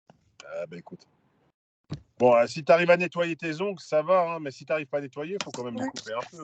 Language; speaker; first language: French; native; French